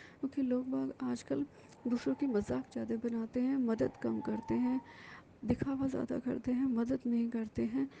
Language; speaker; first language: Hindi; native; Hindi